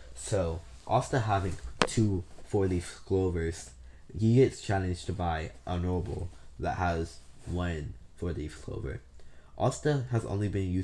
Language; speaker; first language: English; native; English